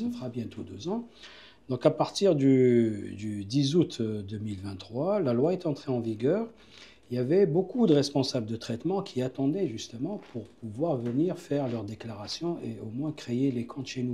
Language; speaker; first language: French; non-native, local second language; Arabic